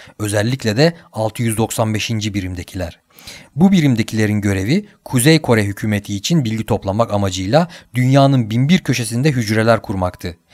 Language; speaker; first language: Turkish; native; Turkish